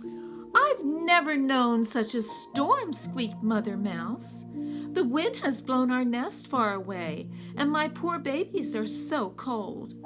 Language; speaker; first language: English; native; English